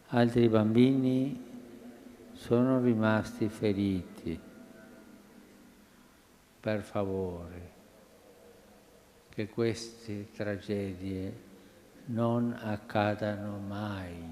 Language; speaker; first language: Italian; non-native, fluent; Spanish